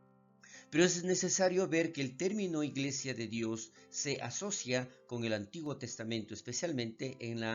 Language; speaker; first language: Spanish; native; Spanish